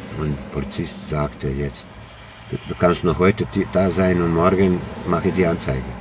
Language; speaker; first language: German; non-native, learner; Croatian